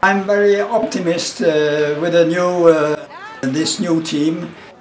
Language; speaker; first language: English; non-native, learner; French